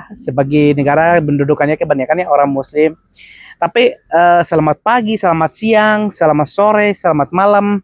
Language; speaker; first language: Indonesian; non-native, fluent; Arabic